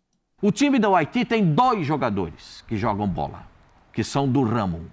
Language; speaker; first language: Portuguese; native; Portuguese